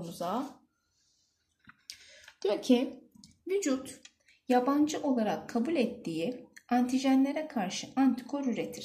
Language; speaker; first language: Turkish; native; Turkish